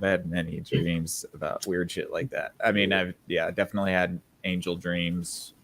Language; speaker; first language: English; native; English